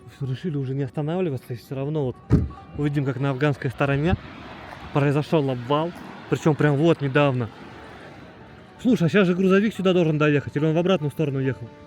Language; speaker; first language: Russian; native; Russian